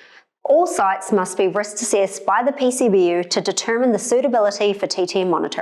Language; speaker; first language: English; native; English